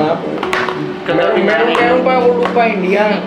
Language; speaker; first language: Filipino; non-native, learner; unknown